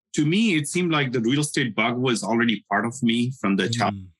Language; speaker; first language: English; non-native, local second language; Hindi